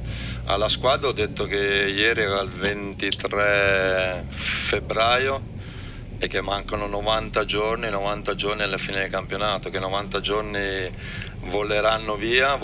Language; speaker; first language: Italian; native; Italian